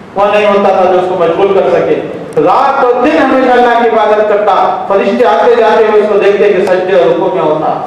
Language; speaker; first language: Urdu; native; Urdu